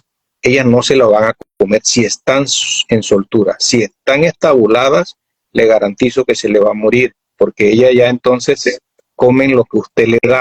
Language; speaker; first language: Spanish; native; Spanish